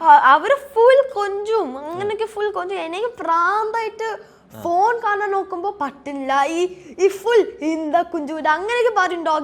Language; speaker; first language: Malayalam; early bilingual, heritage; Malayalam